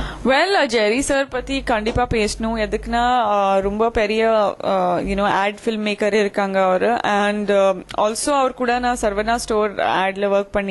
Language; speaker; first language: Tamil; non-native, fluent; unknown